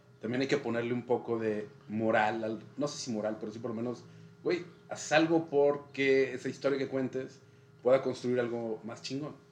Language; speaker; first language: Spanish; native; Spanish